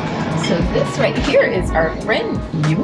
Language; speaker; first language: English; native; English